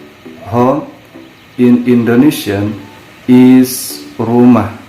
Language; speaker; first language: English; non-native, learner; Indonesian